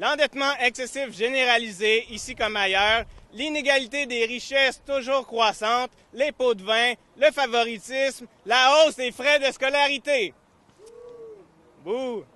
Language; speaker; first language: French; native; French